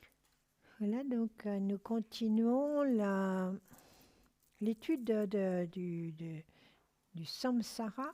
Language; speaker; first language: French; native; French